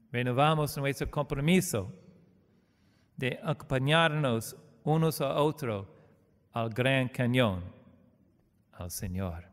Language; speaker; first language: Spanish; non-native, learner; English